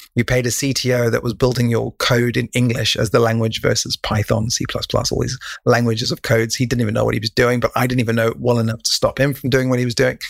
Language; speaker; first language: English; native; English